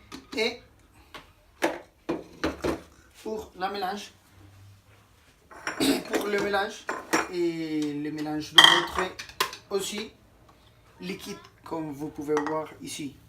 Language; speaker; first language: French; non-native, learner; Spanish